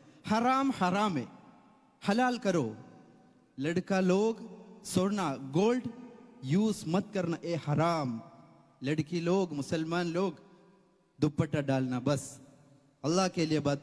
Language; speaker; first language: Hindi; non-native, local second language; Malayalam